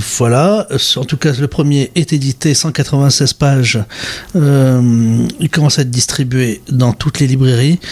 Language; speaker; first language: French; native; French